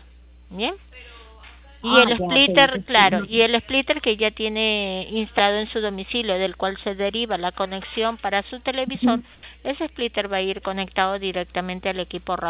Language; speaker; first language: Spanish; native; Spanish